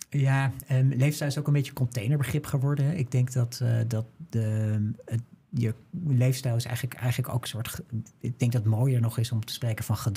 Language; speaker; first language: Dutch; native; Dutch